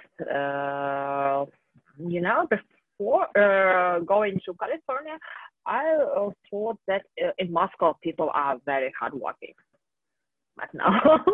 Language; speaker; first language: English; non-native, fluent; Russian